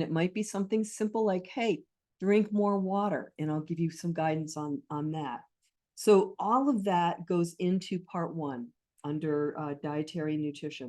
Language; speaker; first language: English; native; English